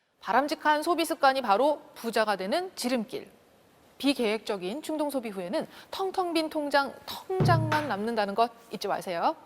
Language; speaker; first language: Korean; native; Korean